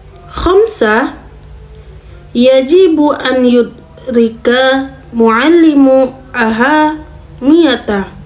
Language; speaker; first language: Arabic; non-native, learner; Indonesian